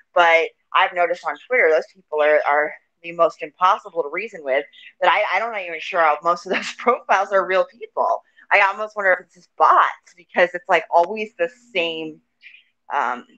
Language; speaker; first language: English; native; English